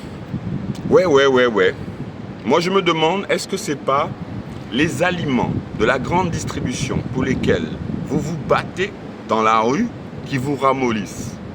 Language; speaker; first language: French; native; French